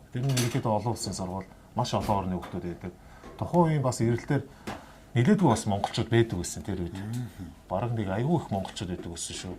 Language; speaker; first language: Mongolian; native; Mongolian